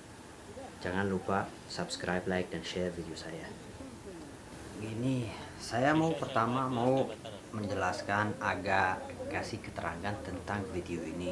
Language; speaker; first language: Indonesian; non-native, fluent; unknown